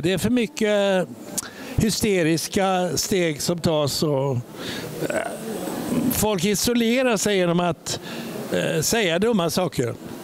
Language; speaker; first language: Swedish; native; Swedish